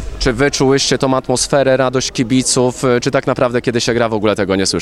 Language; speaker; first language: Polish; native; Polish